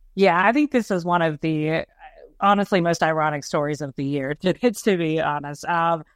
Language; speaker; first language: English; native; English